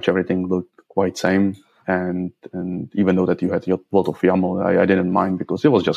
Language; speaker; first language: English; non-native, fluent; Czech